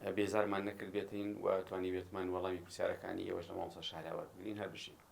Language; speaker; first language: Central Kurdish; native; Central Kurdish